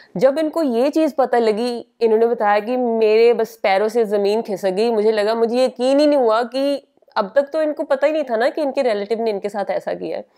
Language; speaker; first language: Hindi; native; Hindi